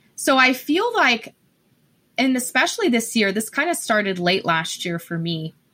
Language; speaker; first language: English; non-native, fluent; Portuguese